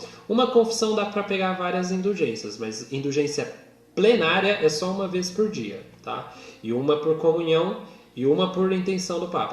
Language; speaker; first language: Portuguese; native; Portuguese